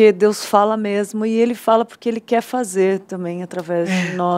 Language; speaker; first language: Portuguese; native; Portuguese